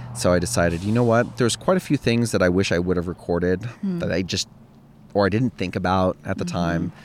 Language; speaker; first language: English; native; English